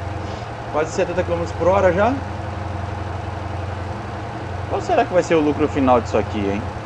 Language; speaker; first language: Portuguese; native; Portuguese